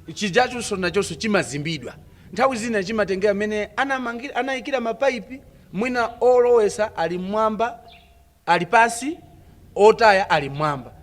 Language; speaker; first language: Nyanja; non-native, local second language; Tumbuka